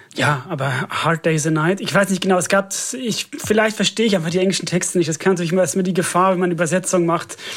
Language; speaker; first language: German; non-native, fluent; Finnish